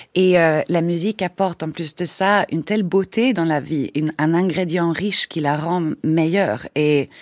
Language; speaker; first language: French; non-native, fluent; Swedish